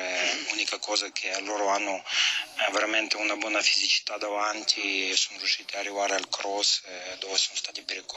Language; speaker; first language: Italian; non-native, fluent; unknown